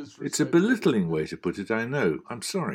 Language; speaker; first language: English; native; English